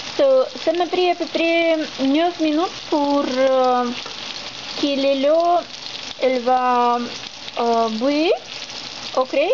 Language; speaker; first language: French; non-native, learner; Russian